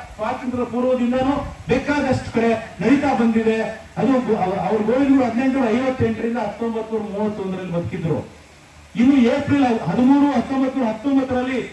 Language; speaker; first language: Kannada; non-native, local second language; Lambadi